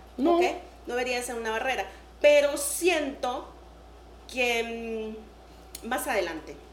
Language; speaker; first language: Spanish; native; Spanish